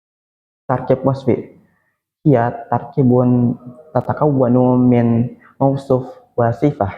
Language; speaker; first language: Arabic; non-native, learner; Indonesian